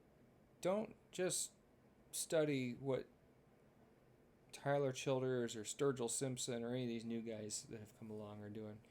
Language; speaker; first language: English; native; English